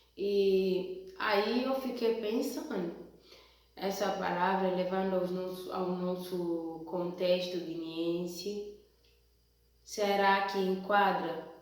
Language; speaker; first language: Portuguese; non-native, local second language; Upper Guinea Crioulo